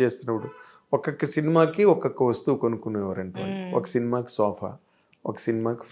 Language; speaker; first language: Telugu; native; Telugu